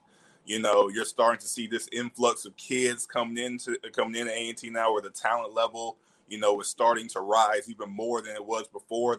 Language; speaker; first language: English; native; English